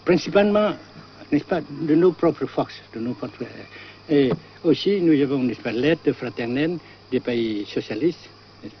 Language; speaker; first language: French; non-native, fluent; Vietnamese